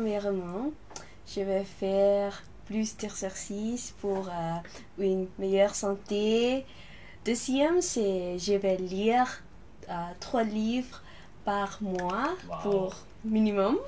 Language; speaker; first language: French; non-native, learner; Lao